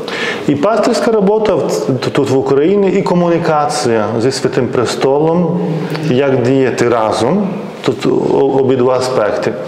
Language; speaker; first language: Ukrainian; non-native, fluent; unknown